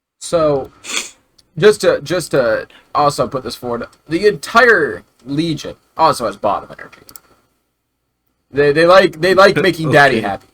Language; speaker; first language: English; native; English